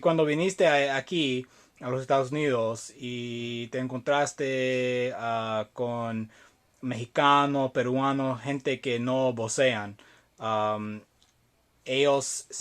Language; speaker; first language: Spanish; non-native, fluent; English